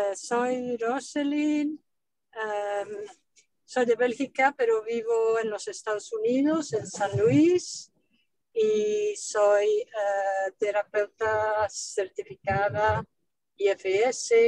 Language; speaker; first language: Spanish; non-native, fluent; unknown